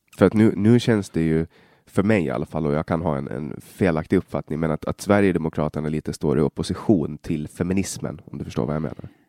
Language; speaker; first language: Swedish; native; Swedish